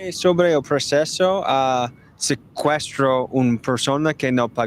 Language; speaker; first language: Spanish; non-native, learner; English